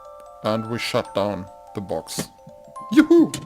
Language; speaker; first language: English; non-native, learner; German